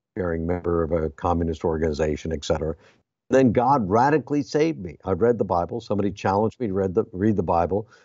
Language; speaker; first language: English; native; English